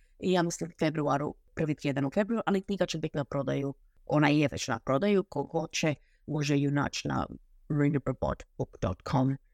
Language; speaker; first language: Croatian; early bilingual, heritage; Croatian